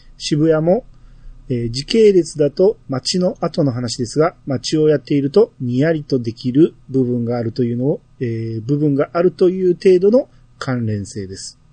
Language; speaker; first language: Japanese; native; Japanese